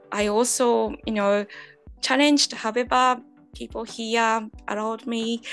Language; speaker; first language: English; non-native, fluent; Japanese